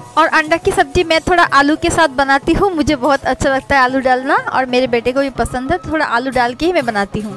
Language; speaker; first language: Hindi; non-native, local second language; Bangla